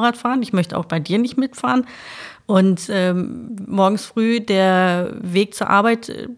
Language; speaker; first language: German; native; German